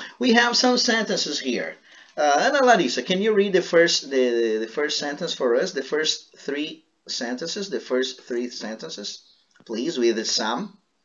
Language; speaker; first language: English; non-native, fluent; Portuguese